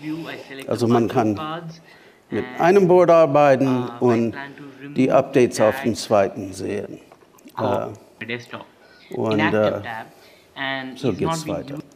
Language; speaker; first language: German; non-native, fluent; English